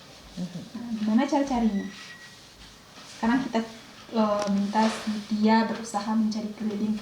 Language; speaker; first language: Indonesian; native; Indonesian